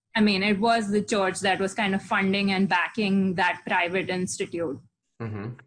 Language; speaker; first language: English; non-native, local second language; Hindi